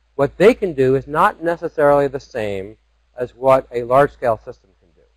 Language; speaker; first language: English; native; English